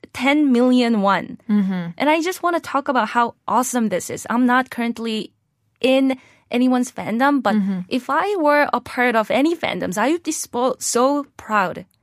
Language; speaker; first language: English; non-native, fluent; Korean